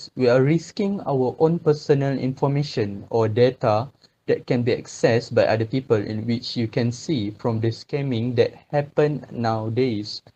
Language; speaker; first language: English; non-native, local second language; Malay